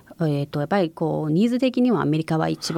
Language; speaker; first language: Japanese; non-native, fluent; Chinese